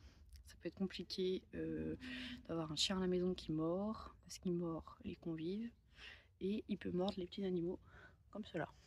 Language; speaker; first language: French; native; French